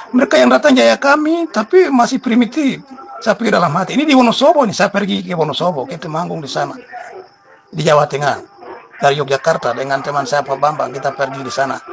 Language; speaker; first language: Indonesian; non-native, local second language; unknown